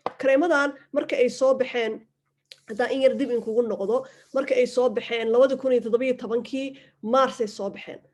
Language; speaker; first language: Somali; early bilingual, heritage; Somali